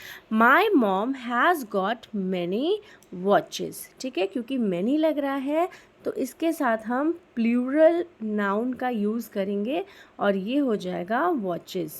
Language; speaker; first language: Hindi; native; Hindi